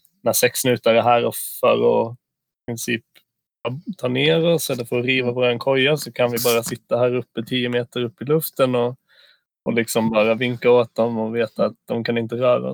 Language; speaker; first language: Swedish; native; Swedish